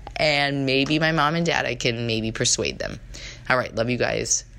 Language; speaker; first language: English; native; English